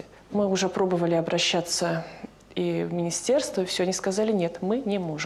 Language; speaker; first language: Russian; native; Russian